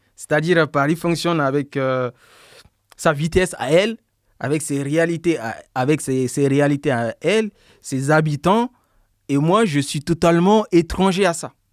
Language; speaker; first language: French; non-native, local second language; Bambara